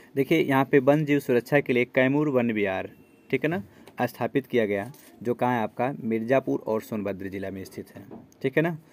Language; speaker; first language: Hindi; native; Hindi